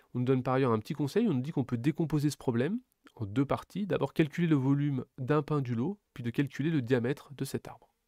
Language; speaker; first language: French; native; French